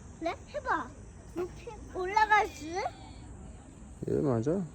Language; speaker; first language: Korean; early bilingual, other home language; Uzbek